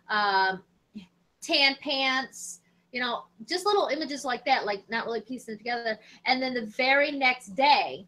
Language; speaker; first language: English; native; English